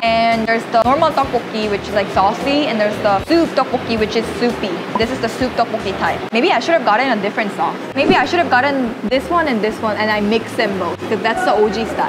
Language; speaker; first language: English; non-native, local second language; Korean